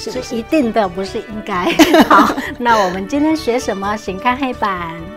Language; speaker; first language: Chinese; non-native, local second language; Vietnamese